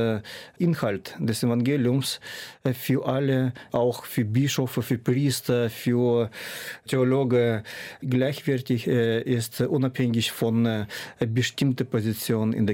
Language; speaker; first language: German; non-native, fluent; Russian